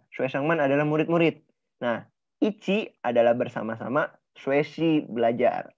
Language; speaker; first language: Indonesian; native; Indonesian